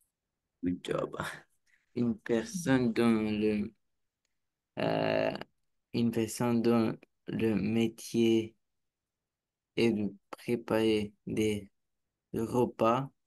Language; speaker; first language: French; non-native, learner; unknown